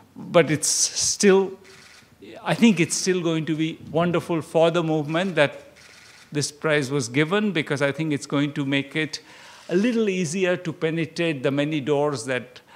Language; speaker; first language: English; non-native, local second language; Bangla